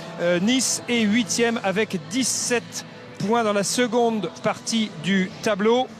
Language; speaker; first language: French; native; French